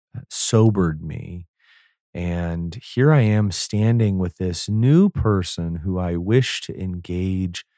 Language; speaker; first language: English; native; English